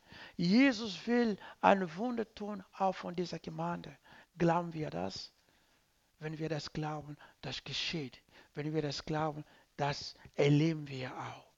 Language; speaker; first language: German; non-native, learner; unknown